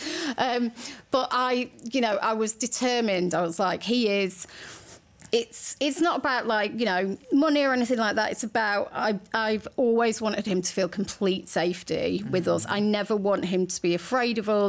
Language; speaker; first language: English; native; English